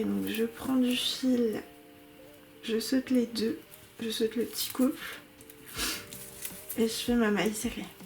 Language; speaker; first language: French; native; French